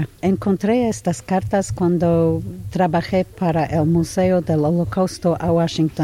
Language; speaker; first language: Spanish; non-native, fluent; English